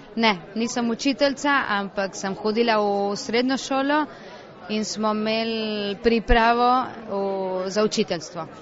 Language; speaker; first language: Slovenian; early bilingual, heritage; Slovenian